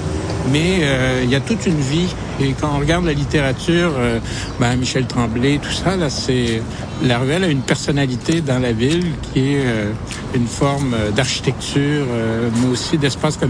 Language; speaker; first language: French; native; French